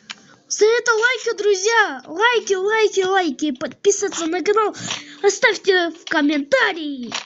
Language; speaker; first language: Russian; non-native, local second language; Kyrgyz